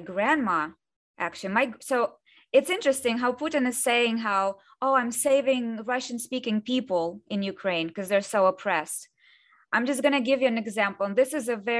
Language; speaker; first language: English; non-native, fluent; Russian